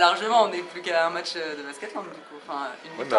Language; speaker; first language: French; native; French